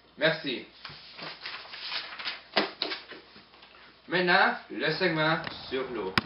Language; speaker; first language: French; non-native, local second language; English